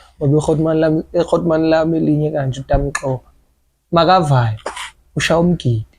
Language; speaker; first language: Zulu; native; Zulu